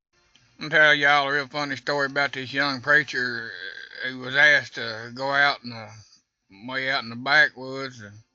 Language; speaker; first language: English; native; English